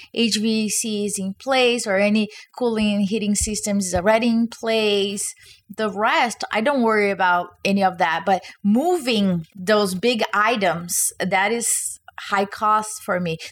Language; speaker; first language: English; non-native, fluent; Portuguese